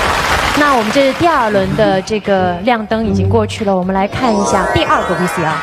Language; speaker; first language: Chinese; native; Chinese